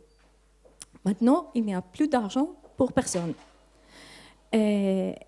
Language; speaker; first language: French; non-native, fluent; Greek